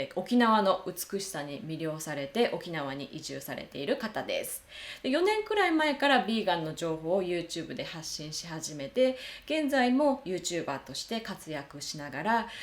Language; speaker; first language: Japanese; native; Japanese